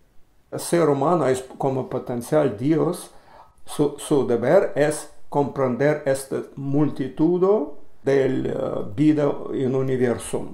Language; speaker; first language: Spanish; non-native, learner; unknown